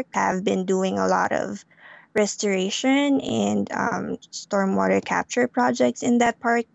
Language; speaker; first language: English; non-native, local second language; Filipino